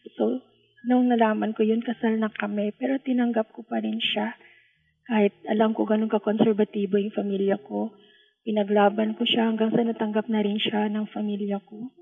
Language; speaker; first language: Filipino; non-native, local second language; Hiligaynon